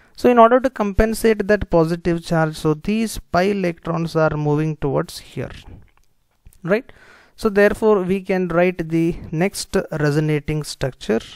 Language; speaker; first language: English; non-native, local second language; Kannada